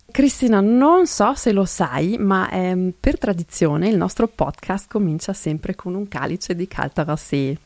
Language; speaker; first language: Italian; non-native, local second language; German